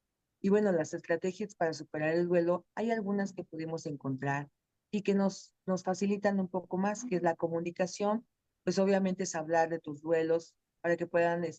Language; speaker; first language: Spanish; native; Spanish